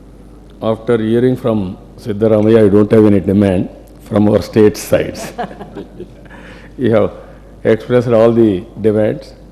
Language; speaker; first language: English; non-native, local second language; Telugu